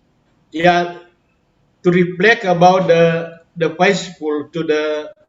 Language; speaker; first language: English; non-native, fluent; Indonesian